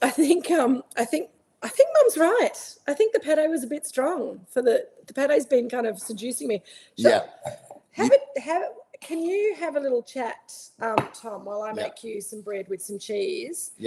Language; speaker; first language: English; native; English